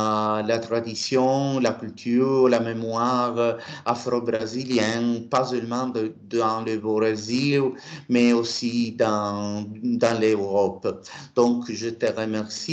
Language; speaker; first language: French; non-native, learner; Italian